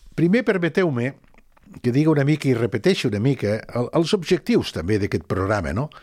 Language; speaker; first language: Catalan; native; Catalan